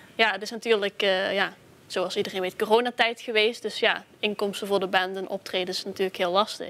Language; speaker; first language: Dutch; native; Dutch